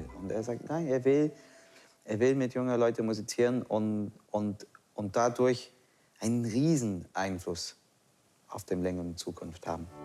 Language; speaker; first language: German; non-native, fluent; English